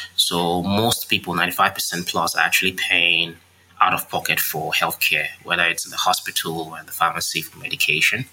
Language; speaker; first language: English; non-native, local second language; Yoruba